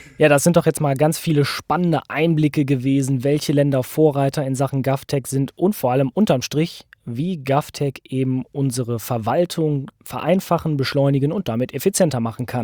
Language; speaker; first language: German; native; German